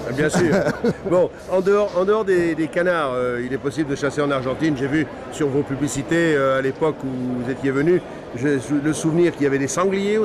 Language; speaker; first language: French; native; French